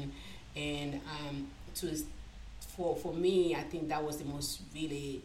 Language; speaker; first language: English; non-native, local second language; Krio